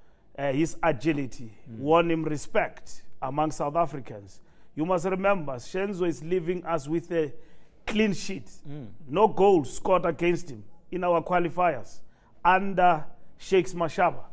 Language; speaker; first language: English; non-native, local second language; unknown